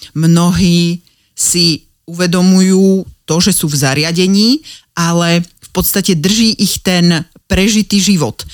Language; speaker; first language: Slovak; native; Slovak